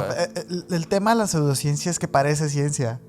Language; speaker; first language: Spanish; native; Spanish